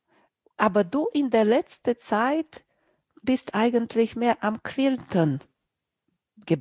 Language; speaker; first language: German; non-native, fluent; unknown